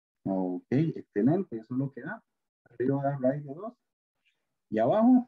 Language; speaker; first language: Spanish; native; Spanish